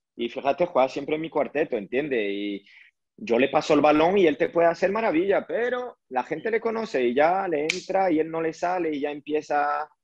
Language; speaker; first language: Spanish; early bilingual, heritage; French